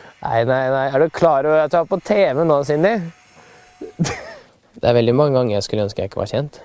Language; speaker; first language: Norwegian; early bilingual, other home language; Russian